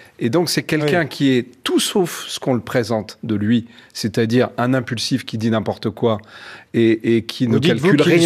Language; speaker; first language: French; native; French